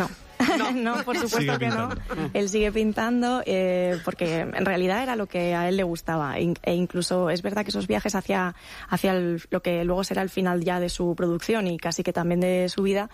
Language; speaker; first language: Spanish; native; Spanish